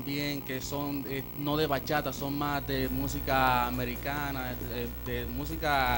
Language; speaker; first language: Spanish; native; Spanish